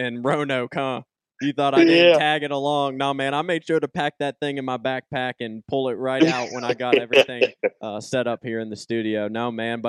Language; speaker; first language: English; native; English